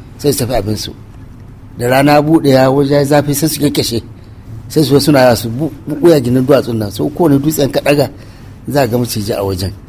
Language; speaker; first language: Hausa; non-native, local second language; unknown